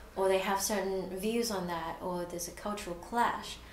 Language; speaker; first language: English; native; English